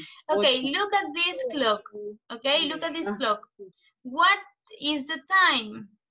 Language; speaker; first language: English; non-native, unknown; Spanish